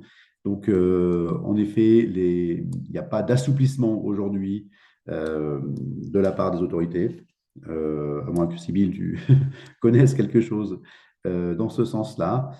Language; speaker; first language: French; native; French